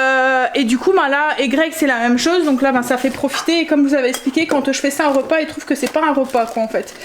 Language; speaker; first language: French; native; French